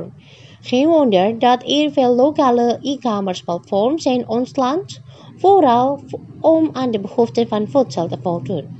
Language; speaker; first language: Dutch; non-native, fluent; Indonesian